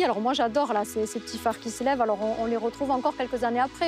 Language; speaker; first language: French; native; French